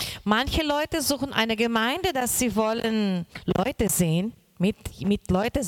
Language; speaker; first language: German; non-native, learner; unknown